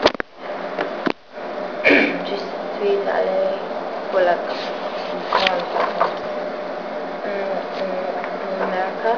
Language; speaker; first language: French; non-native, learner; English